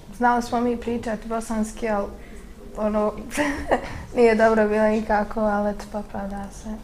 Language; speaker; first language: Serbian; early bilingual, heritage; Bosnian